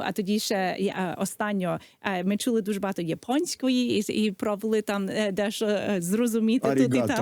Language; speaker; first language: Ukrainian; early bilingual, heritage; Ukrainian